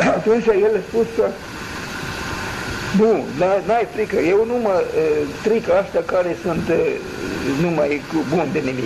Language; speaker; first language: Romanian; non-native, local second language; German